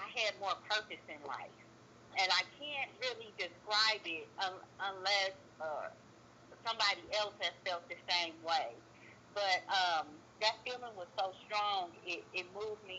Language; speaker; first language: English; native; English